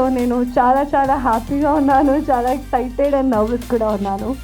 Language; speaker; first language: Telugu; non-native, fluent; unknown